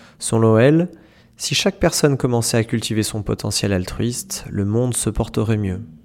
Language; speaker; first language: French; native; French